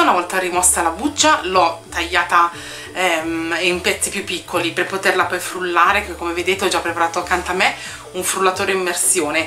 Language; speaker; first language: Italian; native; Italian